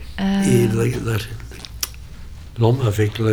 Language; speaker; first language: French; non-native, local second language; Dutch